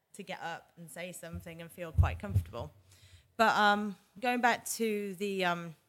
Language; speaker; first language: English; native; English